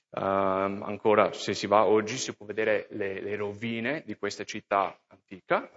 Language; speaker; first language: Italian; non-native, fluent; English